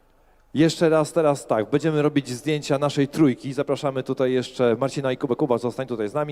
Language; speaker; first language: Polish; native; Polish